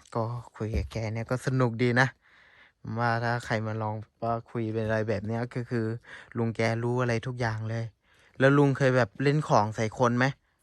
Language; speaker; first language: Thai; non-native, local second language; S'gaw Karen